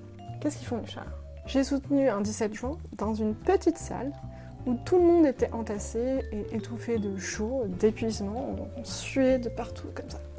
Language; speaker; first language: French; native; French